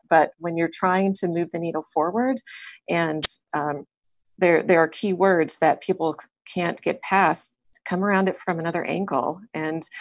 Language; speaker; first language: English; native; English